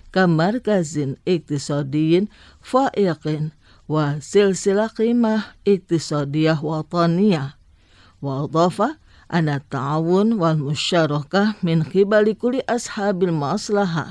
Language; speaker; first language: Arabic; non-native, fluent; Indonesian